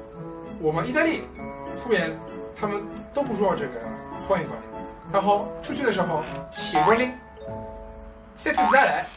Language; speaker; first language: Chinese; non-native, learner; Italian